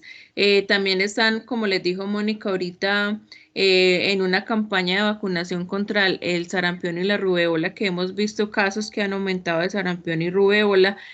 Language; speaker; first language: Spanish; native; Spanish